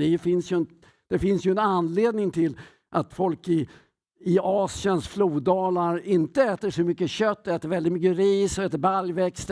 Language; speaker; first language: Swedish; native; Swedish